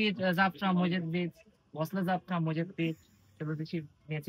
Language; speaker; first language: Russian; non-native, learner; Bangla